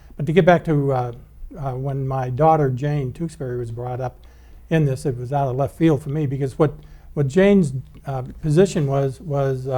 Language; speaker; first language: English; native; English